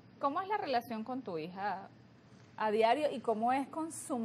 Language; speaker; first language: Spanish; native; Spanish